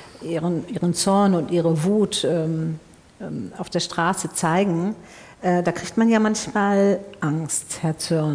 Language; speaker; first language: German; native; German